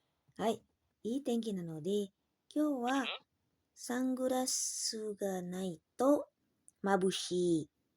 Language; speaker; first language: Japanese; non-native, learner; Indonesian